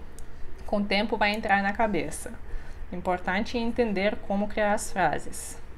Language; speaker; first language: Portuguese; non-native, fluent; Russian